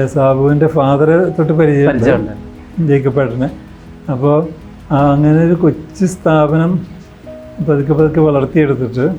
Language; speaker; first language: Malayalam; native; Malayalam